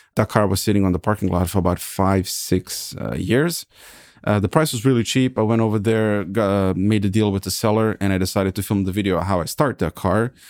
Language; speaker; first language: English; non-native, fluent; Serbian